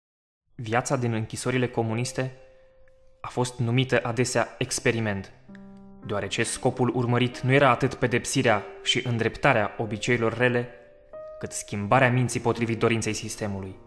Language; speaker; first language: Romanian; native; Romanian